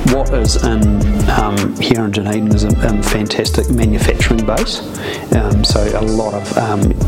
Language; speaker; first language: English; native; English